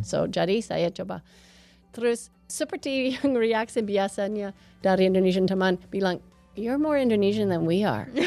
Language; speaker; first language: Indonesian; non-native, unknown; English